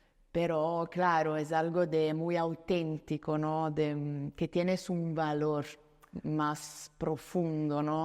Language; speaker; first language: Spanish; non-native, fluent; Italian